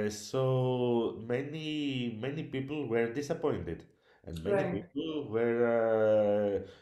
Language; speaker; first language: English; non-native, learner; Greek